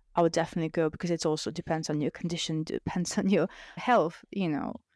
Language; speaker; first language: English; non-native, fluent; Russian